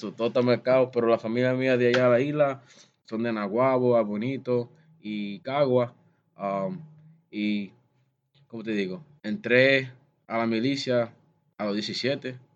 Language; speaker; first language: Spanish; early bilingual, heritage; Spanish